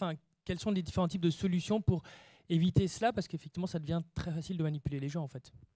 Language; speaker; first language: French; native; French